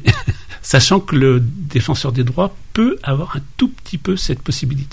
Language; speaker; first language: French; native; French